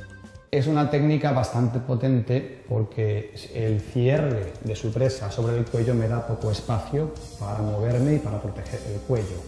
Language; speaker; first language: Spanish; native; Spanish